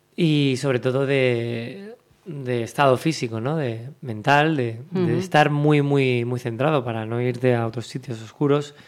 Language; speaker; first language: Spanish; native; Spanish